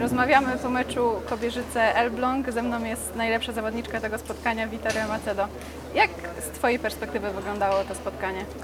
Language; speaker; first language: Polish; native; Polish